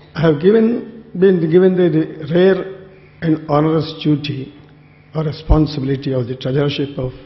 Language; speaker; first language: English; non-native, local second language; Telugu